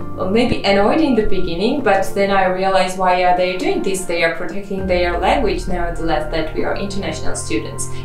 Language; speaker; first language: English; non-native, fluent; Georgian